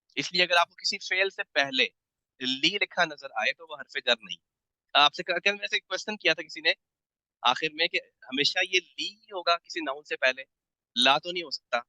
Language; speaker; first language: Urdu; native; Urdu